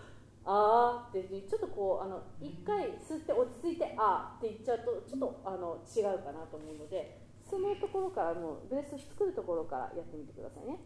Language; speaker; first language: Japanese; native; Japanese